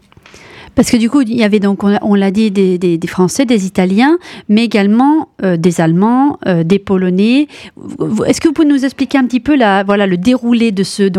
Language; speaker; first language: French; native; French